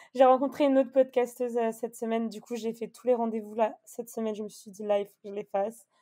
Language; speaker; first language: French; native; French